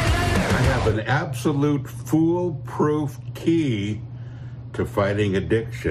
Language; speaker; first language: English; native; English